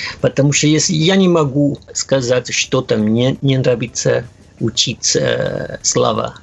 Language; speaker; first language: Russian; non-native, learner; Spanish